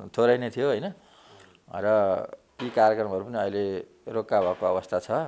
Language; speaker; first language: Nepali; native; Nepali